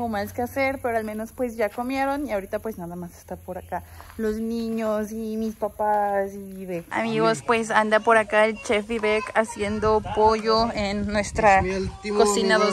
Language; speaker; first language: Spanish; native; Spanish